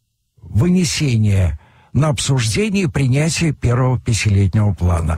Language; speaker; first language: Russian; native; Russian